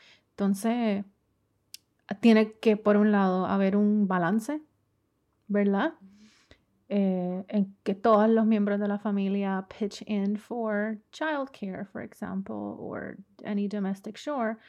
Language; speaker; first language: Spanish; native; Spanish